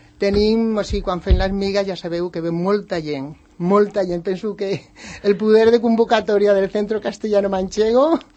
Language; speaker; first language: Catalan; non-native, local second language; Spanish